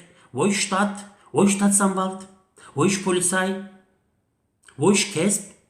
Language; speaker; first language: German; non-native, learner; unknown